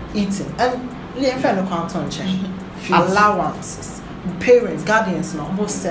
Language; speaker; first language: English; non-native, local second language; Akan